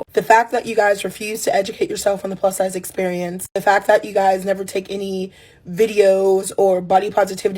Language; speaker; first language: English; native; English